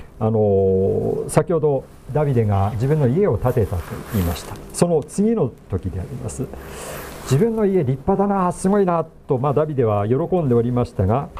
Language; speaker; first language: Japanese; native; Japanese